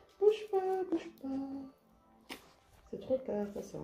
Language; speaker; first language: French; native; French